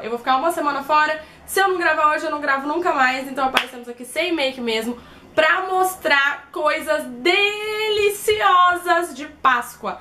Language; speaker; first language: Portuguese; native; Portuguese